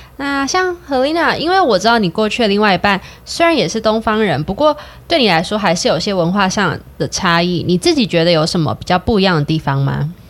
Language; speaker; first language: Chinese; native; Chinese